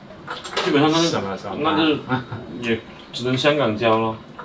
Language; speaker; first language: Chinese; native; Chinese